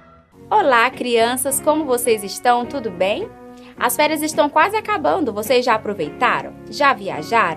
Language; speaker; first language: Portuguese; native; Portuguese